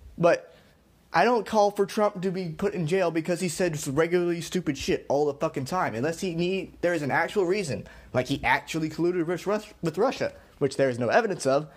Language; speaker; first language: English; native; English